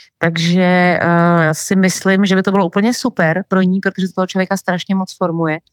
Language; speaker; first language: Czech; native; Czech